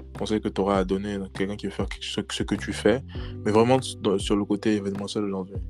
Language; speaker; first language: French; native; French